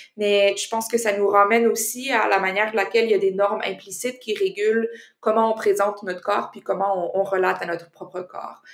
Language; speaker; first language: French; native; French